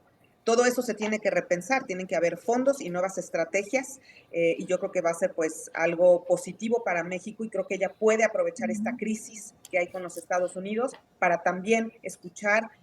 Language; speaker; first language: Spanish; native; Spanish